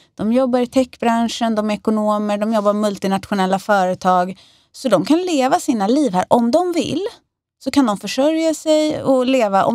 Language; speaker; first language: Swedish; native; Swedish